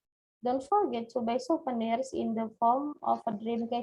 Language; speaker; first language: English; non-native, fluent; Indonesian